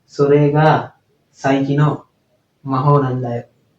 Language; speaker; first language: Japanese; non-native, learner; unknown